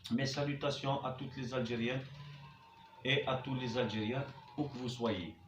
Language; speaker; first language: French; non-native, local second language; Arabic